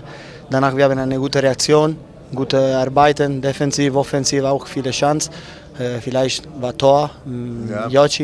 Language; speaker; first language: German; non-native, learner; Italian